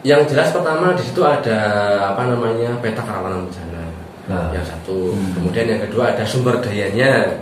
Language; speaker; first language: Indonesian; native; Indonesian